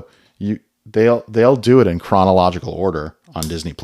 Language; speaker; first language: English; native; English